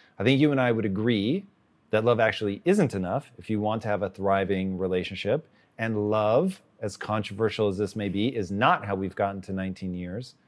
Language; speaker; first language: English; native; English